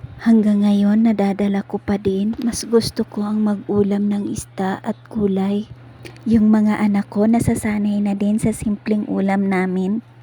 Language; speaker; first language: Filipino; non-native, local second language; Cebuano